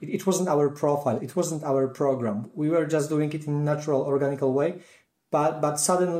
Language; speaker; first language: English; non-native, fluent; Polish